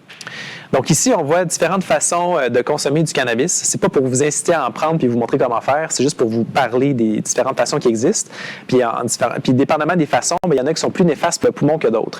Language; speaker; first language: French; native; French